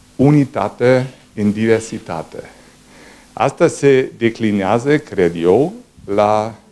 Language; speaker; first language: Romanian; non-native, fluent; German